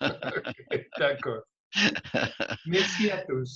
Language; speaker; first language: French; non-native, fluent; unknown